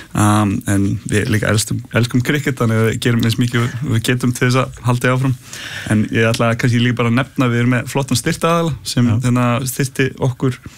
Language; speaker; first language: Icelandic; early bilingual, heritage; Icelandic